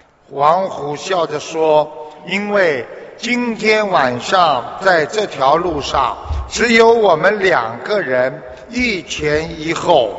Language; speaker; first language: Chinese; native; Chinese